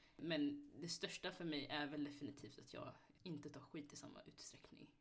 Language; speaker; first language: Swedish; early bilingual, other home language; Somali